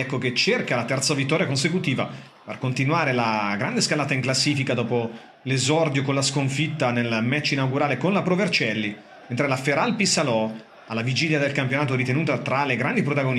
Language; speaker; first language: Italian; native; Italian